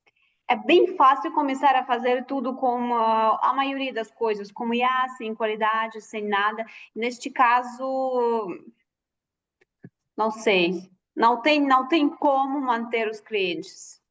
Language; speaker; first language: Portuguese; non-native, fluent; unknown